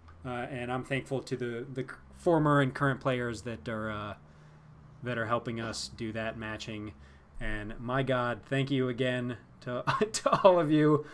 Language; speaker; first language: English; native; English